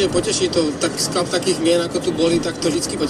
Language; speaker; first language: Slovak; native; Slovak